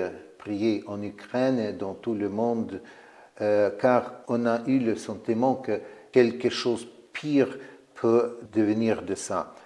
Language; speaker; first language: French; non-native, fluent; Ukrainian